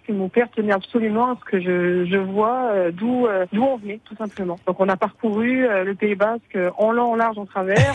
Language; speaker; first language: French; native; French